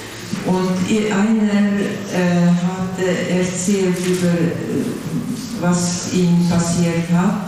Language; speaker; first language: German; non-native, fluent; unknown